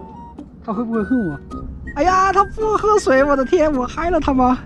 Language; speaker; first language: Chinese; native; Chinese